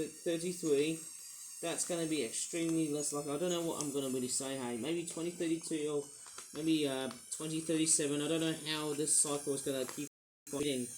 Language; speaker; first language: English; native; English